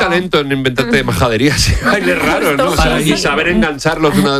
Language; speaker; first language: Spanish; native; Spanish